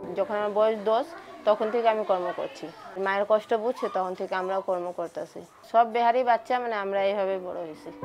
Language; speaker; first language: Bangla; non-native, local second language; Urdu